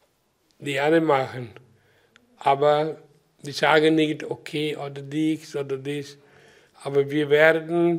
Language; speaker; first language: German; non-native, learner; Hindi